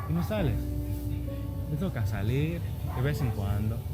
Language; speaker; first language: Spanish; non-native, learner; English